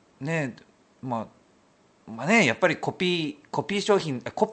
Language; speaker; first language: Japanese; native; Japanese